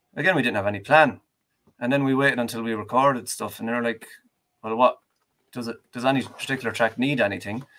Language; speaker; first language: English; native; English